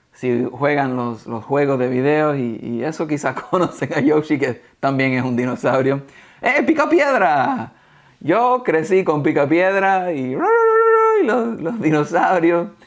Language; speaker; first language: Spanish; early bilingual, heritage; Spanish